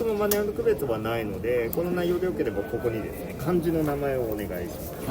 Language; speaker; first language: Japanese; native; Japanese